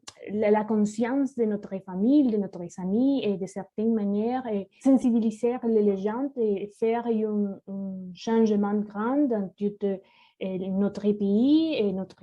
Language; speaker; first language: French; non-native, learner; Spanish